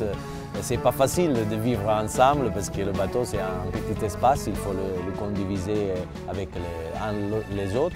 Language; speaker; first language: French; non-native, fluent; Italian